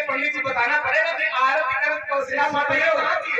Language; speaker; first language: Hindi; native; Hindi